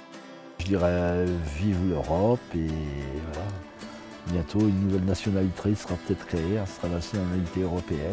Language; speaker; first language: French; native; French